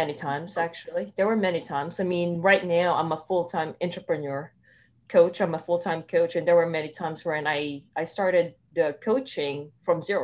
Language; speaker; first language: English; non-native, local second language; Filipino